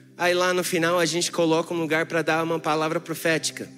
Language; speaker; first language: Portuguese; non-native, fluent; English